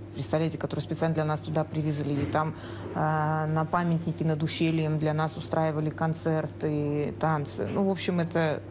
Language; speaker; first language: Russian; native; Russian